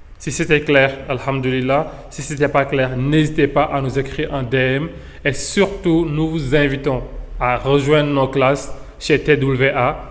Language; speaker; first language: French; non-native, local second language; Wolof